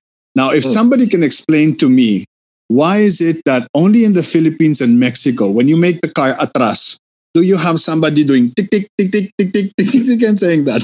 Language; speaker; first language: English; non-native, fluent; Spanish